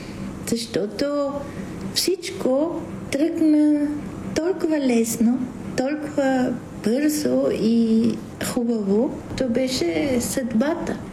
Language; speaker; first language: Bulgarian; non-native, fluent; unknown